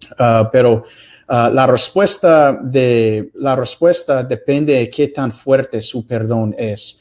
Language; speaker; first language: Spanish; non-native, fluent; English